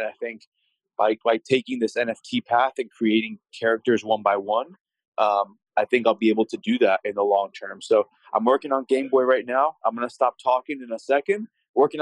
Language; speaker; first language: English; native; English